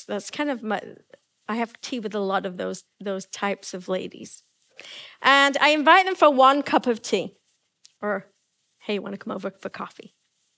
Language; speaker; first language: English; native; English